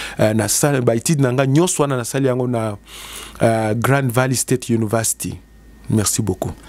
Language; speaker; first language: Lingala; native; Lingala